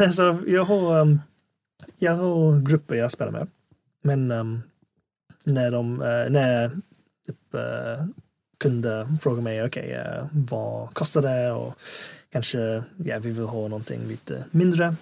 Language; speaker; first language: Swedish; non-native, fluent; English